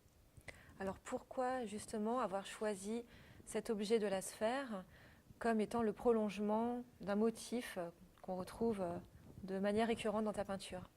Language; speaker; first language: French; native; French